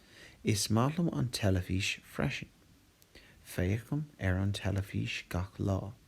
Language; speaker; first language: Irish; non-native, local second language; English